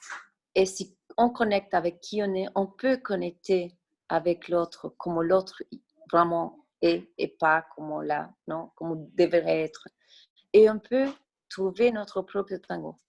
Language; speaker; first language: French; non-native, fluent; Spanish